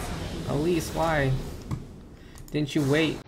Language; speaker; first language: English; native; English